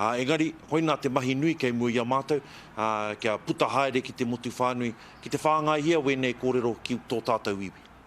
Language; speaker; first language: Māori; native; Māori